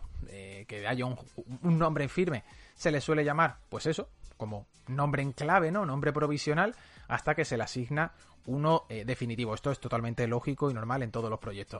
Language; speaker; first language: Spanish; native; Spanish